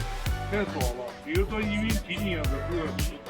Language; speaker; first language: Chinese; native; Chinese